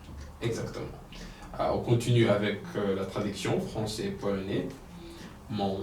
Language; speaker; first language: French; non-native, fluent; Polish